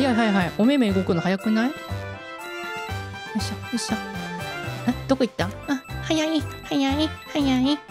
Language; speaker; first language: Japanese; native; Japanese